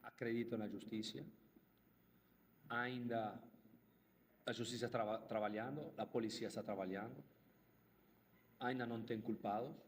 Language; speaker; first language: Portuguese; non-native, fluent; Spanish